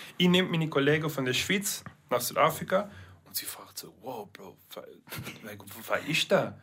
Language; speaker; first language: German; non-native, learner; English